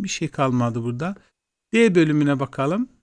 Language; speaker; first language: Turkish; non-native, fluent; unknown